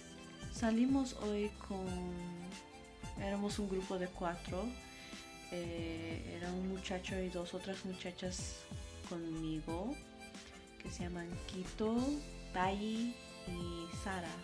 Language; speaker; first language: Spanish; early bilingual, heritage; Spanish